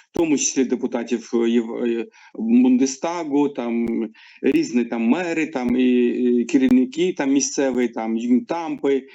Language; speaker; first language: Ukrainian; non-native, local second language; Russian